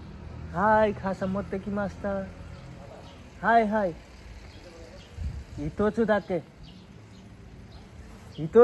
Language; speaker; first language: Japanese; non-native, learner; Nepali